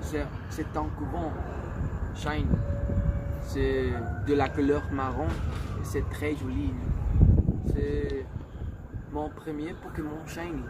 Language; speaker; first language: French; non-native, learner; Spanish